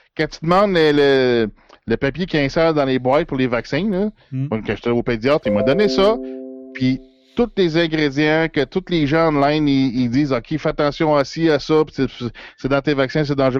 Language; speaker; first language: French; native; French